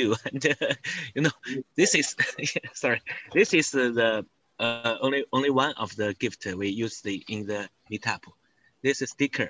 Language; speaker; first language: English; non-native, learner; Chinese